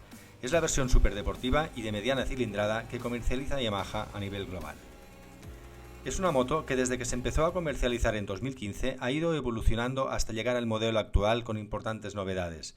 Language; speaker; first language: Spanish; native; Spanish